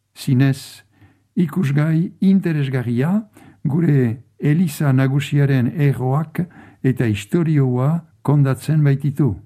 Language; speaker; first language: Basque; native; Basque